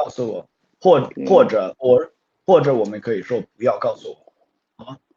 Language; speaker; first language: Chinese; non-native, fluent; Swedish